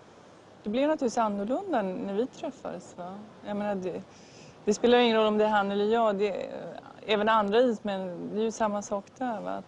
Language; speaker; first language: Swedish; native; Swedish